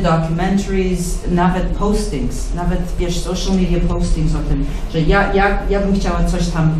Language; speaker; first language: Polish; early bilingual, heritage; English